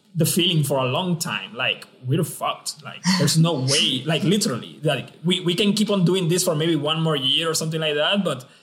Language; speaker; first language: English; non-native, fluent; Spanish